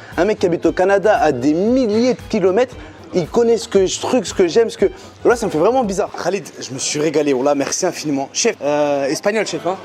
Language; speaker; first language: French; early bilingual, other home language; Riffian